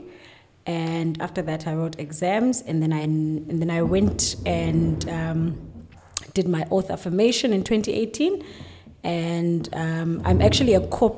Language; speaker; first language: English; non-native, local second language; Xhosa